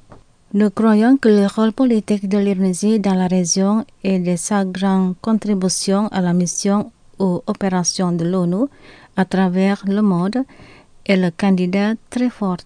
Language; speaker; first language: French; non-native, fluent; Indonesian